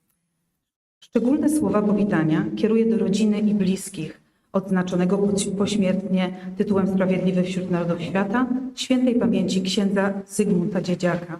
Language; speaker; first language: Polish; native; Polish